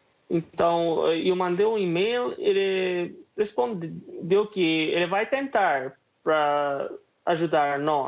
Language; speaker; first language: Portuguese; non-native, learner; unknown